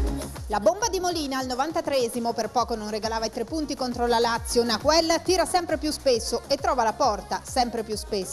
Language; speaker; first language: Italian; native; Italian